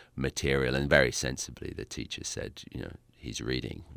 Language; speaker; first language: English; native; English